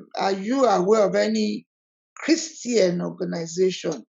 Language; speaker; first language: English; non-native, local second language; Yoruba